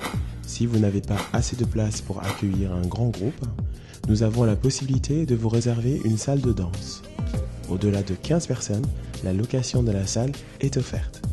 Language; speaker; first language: French; native; French